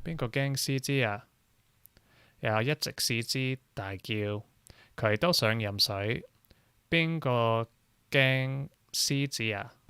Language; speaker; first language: Cantonese; non-native, learner; English